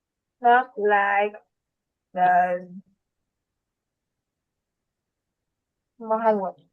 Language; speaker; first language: English; non-native, learner; Vietnamese